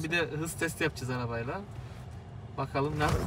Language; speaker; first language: Turkish; native; Turkish